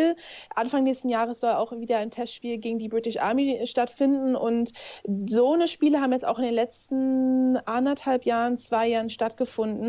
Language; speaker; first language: German; native; German